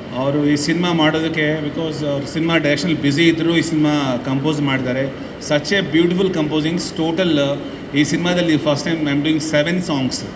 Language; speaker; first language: Kannada; non-native, learner; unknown